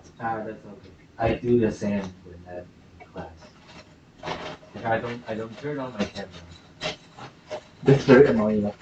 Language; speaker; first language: English; non-native, fluent; Chinese